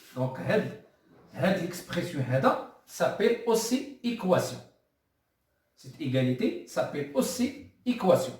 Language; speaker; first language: French; non-native, local second language; Arabic